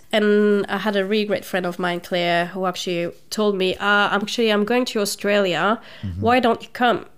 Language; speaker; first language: English; non-native, fluent; French